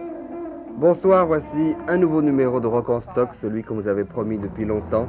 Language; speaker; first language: French; native; French